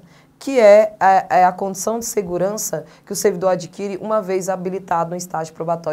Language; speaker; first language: Portuguese; native; Portuguese